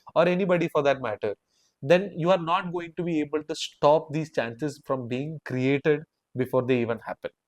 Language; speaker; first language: English; non-native, local second language; Malayalam